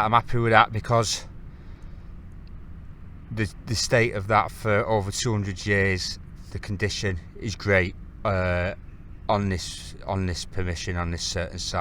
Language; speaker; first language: English; native; English